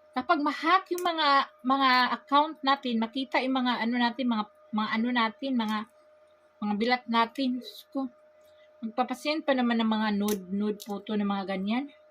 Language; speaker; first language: Filipino; non-native, local second language; Cebuano